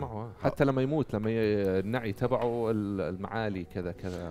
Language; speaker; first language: Arabic; native; Arabic